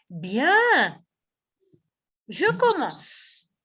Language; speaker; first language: French; native; French